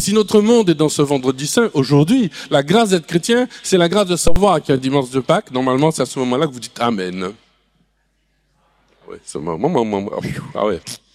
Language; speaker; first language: French; native; French